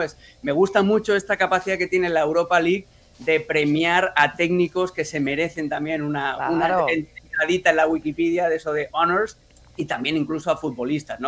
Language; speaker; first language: Spanish; native; Spanish